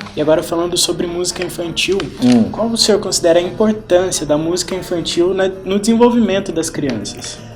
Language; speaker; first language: Portuguese; native; Portuguese